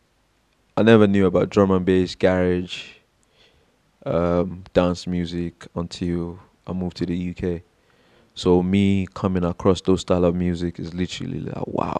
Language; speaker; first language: English; non-native, local second language; Yoruba